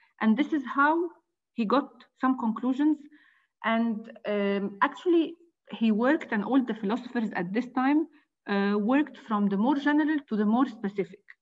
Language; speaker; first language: English; non-native, fluent; Arabic